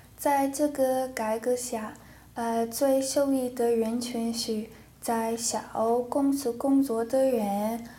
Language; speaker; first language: Chinese; non-native, learner; English